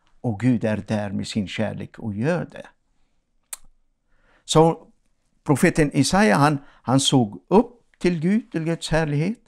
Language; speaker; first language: Swedish; non-native, fluent; Arabic